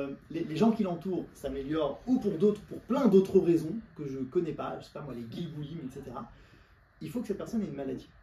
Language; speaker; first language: French; native; French